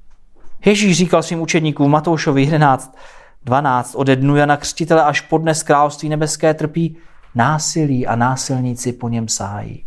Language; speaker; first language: Czech; native; Czech